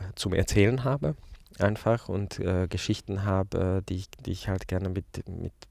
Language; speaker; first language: German; non-native, fluent; Hungarian